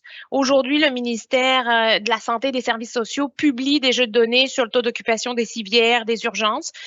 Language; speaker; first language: French; native; French